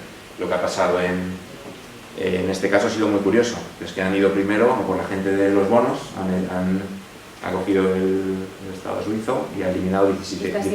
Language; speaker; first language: Spanish; native; Spanish